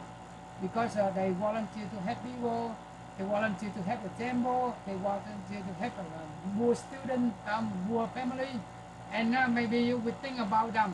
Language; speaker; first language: English; non-native, learner; Vietnamese